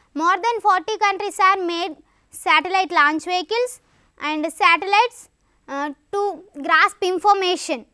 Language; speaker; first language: English; non-native, local second language; Telugu